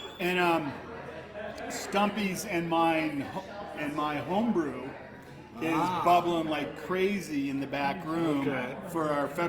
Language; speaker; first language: English; native; English